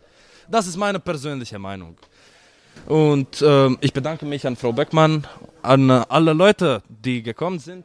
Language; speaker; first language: German; non-native, local second language; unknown